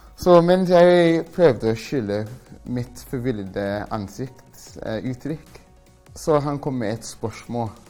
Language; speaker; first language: Norwegian; non-native, fluent; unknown